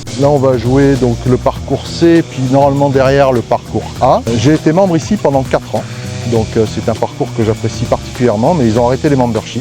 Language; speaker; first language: French; native; French